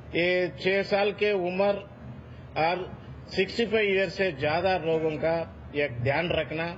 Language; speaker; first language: Hindi; non-native, local second language; Telugu